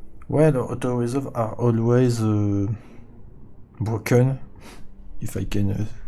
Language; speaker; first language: English; non-native, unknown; French